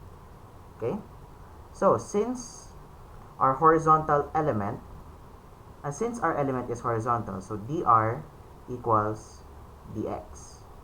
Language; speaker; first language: English; non-native, local second language; Filipino